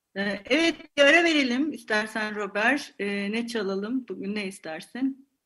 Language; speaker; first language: Turkish; native; Turkish